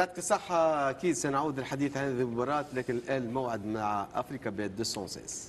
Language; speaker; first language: Arabic; native; Arabic